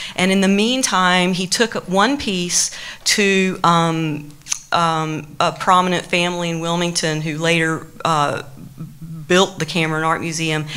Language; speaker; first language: English; native; English